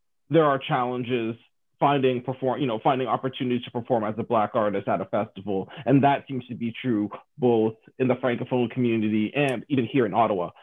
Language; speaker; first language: English; native; English